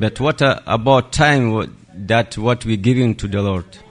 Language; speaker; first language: English; non-native, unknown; Lithuanian